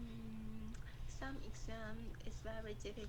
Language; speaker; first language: English; non-native, learner; Chinese